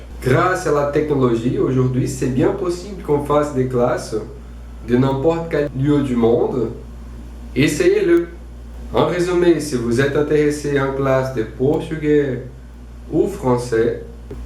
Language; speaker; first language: French; non-native, fluent; Portuguese